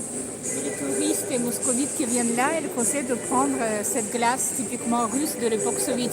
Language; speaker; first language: French; non-native, fluent; Russian